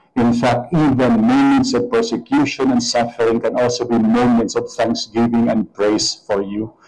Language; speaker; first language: English; non-native, local second language; Hiligaynon